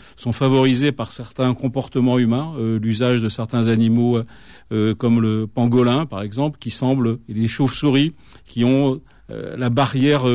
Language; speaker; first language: French; native; French